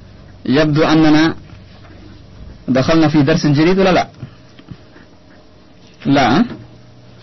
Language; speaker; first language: Arabic; non-native, fluent; Indonesian